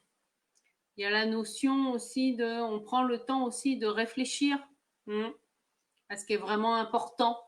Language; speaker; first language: French; native; French